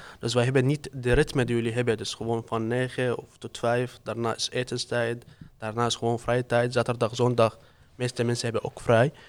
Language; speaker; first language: Dutch; non-native, fluent; Arabic